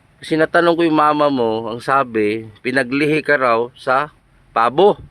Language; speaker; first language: Filipino; non-native, local second language; Cebuano